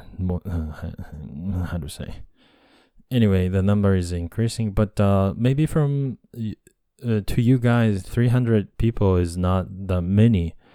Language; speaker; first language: English; non-native, fluent; Japanese